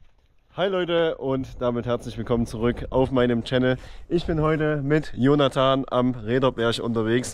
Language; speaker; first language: German; native; German